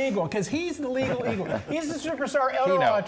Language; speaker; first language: English; native; English